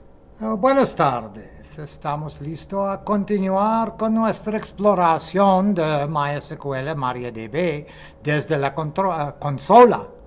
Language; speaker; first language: Spanish; non-native, fluent; English